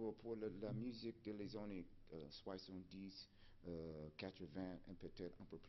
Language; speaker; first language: French; non-native, fluent; English